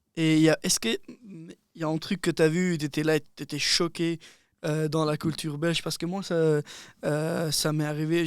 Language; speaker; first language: French; non-native, fluent; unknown